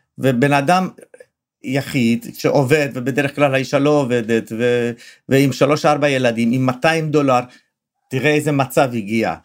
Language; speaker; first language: Hebrew; non-native, fluent; Persian